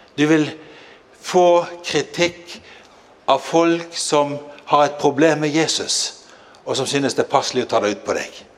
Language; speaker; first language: Norwegian; native; Norwegian